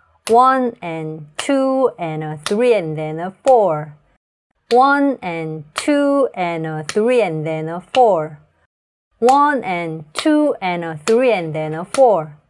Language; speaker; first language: English; non-native, fluent; Korean